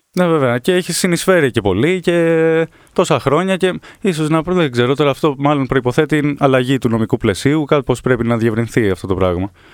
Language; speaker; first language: Greek; native; Greek